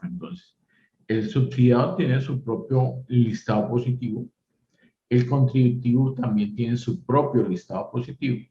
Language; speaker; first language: Spanish; native; Spanish